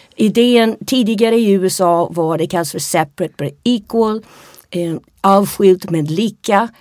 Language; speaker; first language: Swedish; non-native, fluent; English